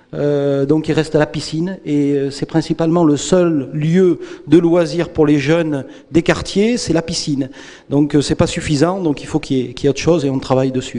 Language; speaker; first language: French; native; French